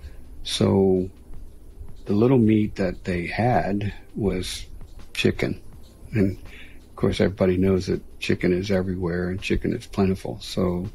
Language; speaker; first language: English; native; English